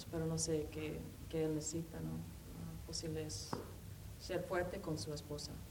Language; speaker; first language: Spanish; non-native, learner; English